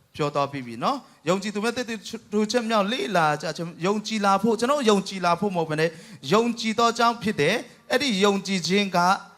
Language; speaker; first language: Burmese; non-native, local second language; Tedim Chin